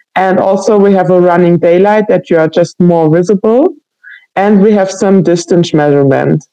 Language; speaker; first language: English; non-native, fluent; German